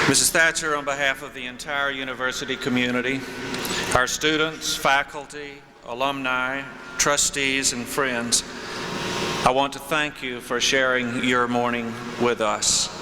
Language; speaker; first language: English; native; English